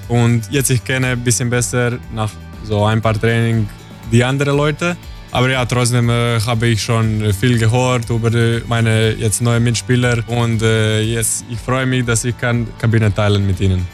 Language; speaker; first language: German; non-native, learner; Croatian